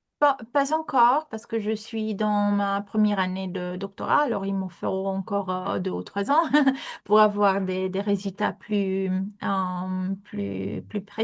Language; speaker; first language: French; non-native, fluent; Romanian